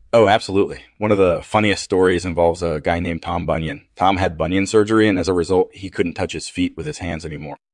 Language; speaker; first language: English; native; English